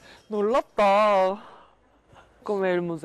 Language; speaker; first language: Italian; non-native, learner; Korean